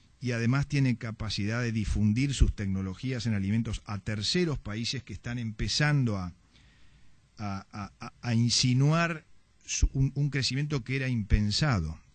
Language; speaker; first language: Spanish; native; Spanish